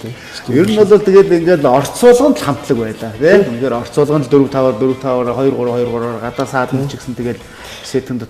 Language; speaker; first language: Mongolian; native; Mongolian